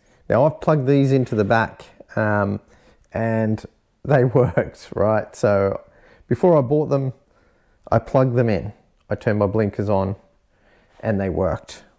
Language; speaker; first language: English; native; English